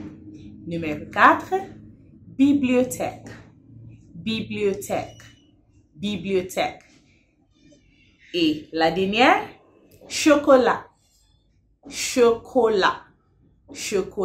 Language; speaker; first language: French; non-native, fluent; English